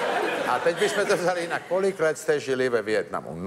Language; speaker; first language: Czech; native; Czech